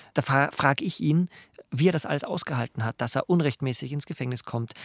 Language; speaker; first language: German; native; German